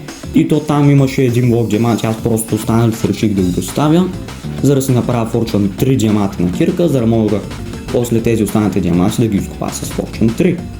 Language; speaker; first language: Bulgarian; native; Bulgarian